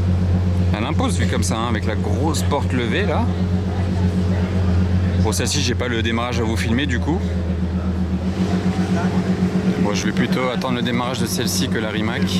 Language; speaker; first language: French; native; French